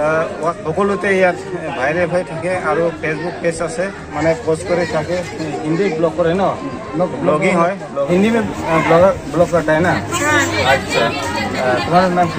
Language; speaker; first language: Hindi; non-native, local second language; Assamese